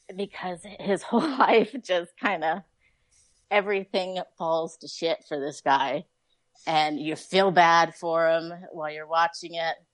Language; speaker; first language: English; native; English